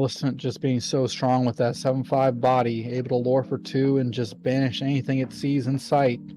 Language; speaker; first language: English; native; English